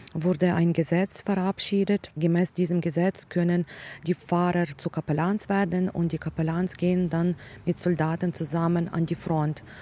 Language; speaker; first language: German; non-native, fluent; Ukrainian